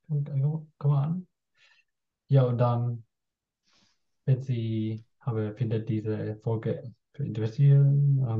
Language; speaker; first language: German; non-native, learner; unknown